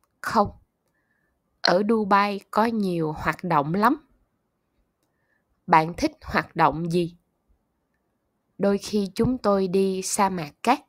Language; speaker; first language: Vietnamese; non-native, learner; German